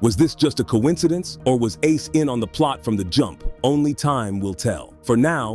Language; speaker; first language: English; native; English